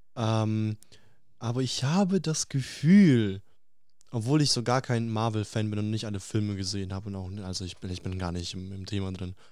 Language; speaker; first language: German; early bilingual, other home language; Russian